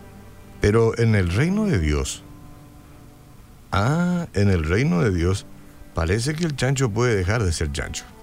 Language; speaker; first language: Spanish; native; Spanish